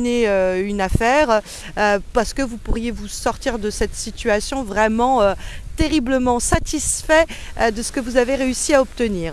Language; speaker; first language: French; native; French